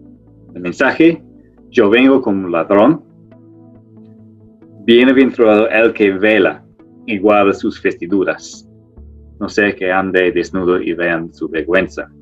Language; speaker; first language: Spanish; non-native, fluent; English